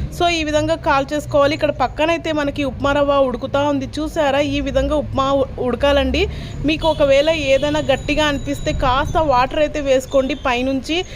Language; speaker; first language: Telugu; non-native, local second language; Urdu